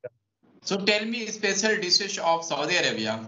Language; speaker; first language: English; non-native, local second language; Hindi